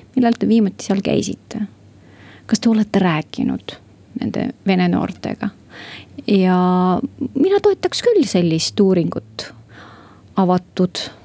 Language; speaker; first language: Estonian; non-native, local second language; Russian